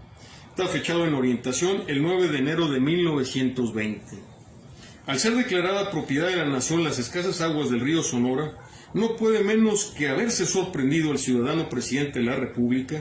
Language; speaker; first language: Spanish; native; Spanish